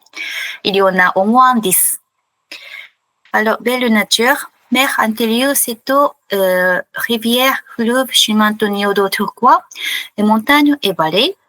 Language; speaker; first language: French; non-native, fluent; Japanese